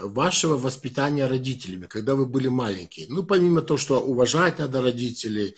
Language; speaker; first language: Russian; non-native, fluent; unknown